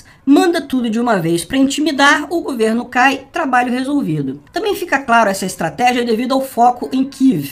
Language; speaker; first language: Portuguese; native; Portuguese